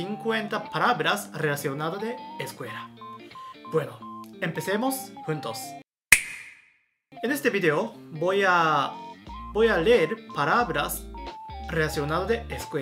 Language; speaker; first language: Spanish; non-native, fluent; Japanese